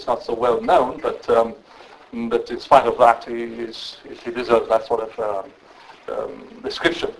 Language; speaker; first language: English; non-native, fluent; Romanian